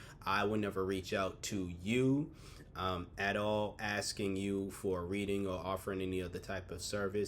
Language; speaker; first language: English; native; English